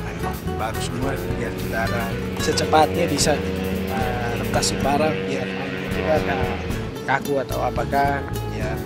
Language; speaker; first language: Indonesian; non-native, learner; Tetum